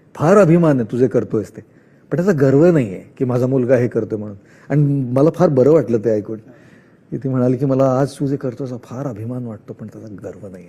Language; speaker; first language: Marathi; non-native, local second language; Marwari